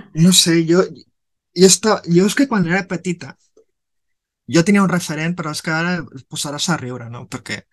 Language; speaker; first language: Catalan; non-native, local second language; Spanish